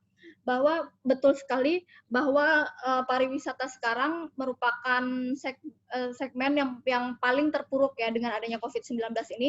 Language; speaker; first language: Indonesian; native; Indonesian